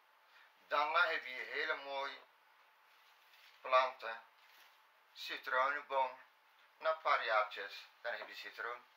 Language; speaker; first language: Dutch; non-native, fluent; Arabic